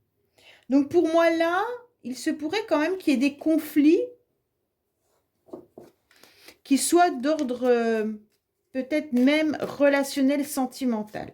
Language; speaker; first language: French; native; French